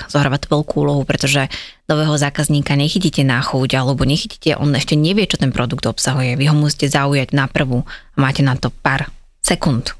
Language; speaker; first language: Slovak; native; Slovak